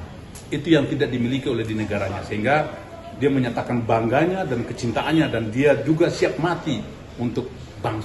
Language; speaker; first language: Indonesian; native; Indonesian